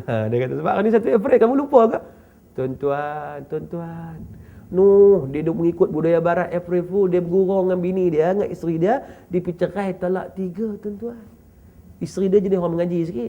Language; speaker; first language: Malay; native; Malay